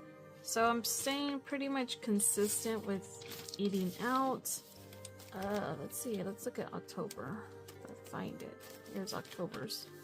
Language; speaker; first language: English; native; English